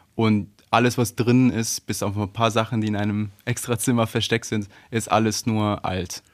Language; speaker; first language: German; non-native, fluent; Italian